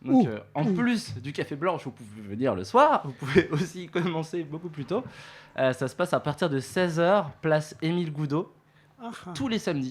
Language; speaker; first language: French; native; French